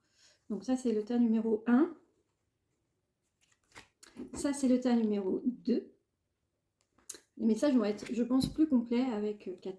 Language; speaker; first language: French; native; French